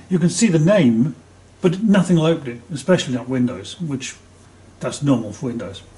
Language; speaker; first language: English; native; English